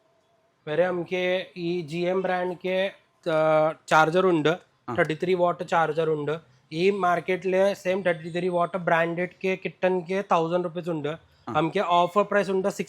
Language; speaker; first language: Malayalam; non-native, fluent; Hindi